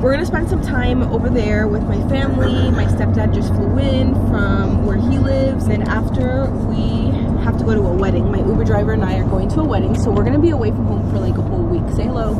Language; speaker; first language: English; early bilingual, other home language; Spanish